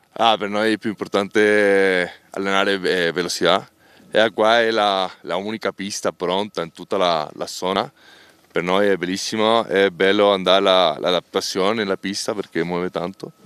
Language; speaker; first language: Italian; non-native, learner; Spanish